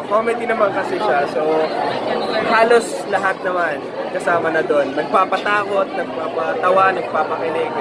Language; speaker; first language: Filipino; early bilingual, heritage; Italian